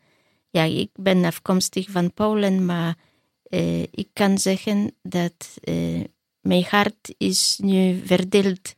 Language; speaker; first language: Dutch; non-native, learner; Polish